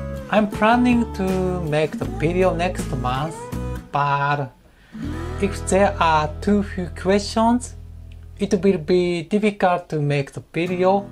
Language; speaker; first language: English; non-native, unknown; Japanese